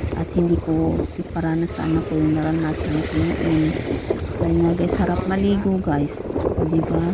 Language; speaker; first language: Filipino; non-native, local second language; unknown